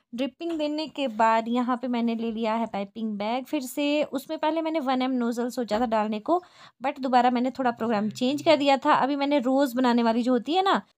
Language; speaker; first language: Hindi; native; Hindi